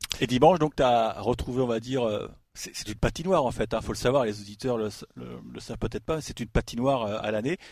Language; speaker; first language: French; native; French